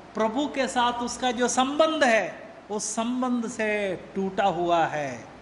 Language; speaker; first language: Hindi; native; Hindi